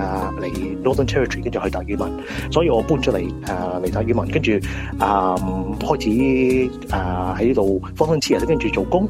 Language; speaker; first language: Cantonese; early bilingual, heritage; Cantonese